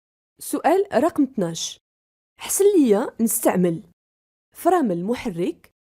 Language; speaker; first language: Arabic; native; Arabic